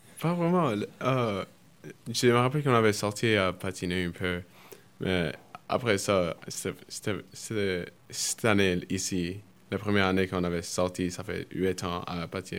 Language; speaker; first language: French; early bilingual, other home language; Spanish